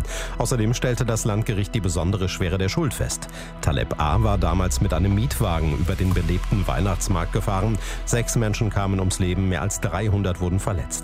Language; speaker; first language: German; native; German